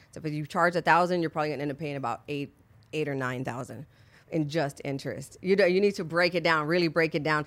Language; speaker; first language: English; early bilingual, other home language; Spanish